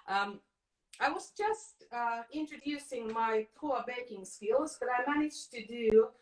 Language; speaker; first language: English; non-native, fluent; Finnish